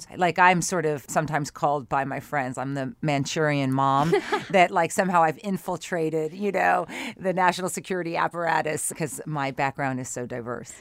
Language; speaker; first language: English; native; English